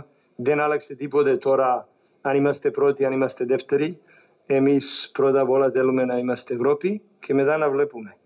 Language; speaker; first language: Greek; non-native, learner; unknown